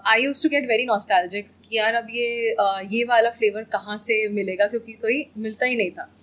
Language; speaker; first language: Hindi; native; Hindi